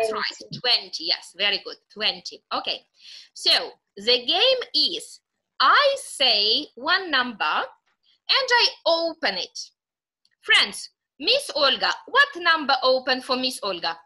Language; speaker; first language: English; non-native, fluent; Russian